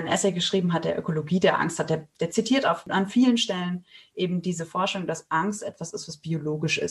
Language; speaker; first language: German; native; German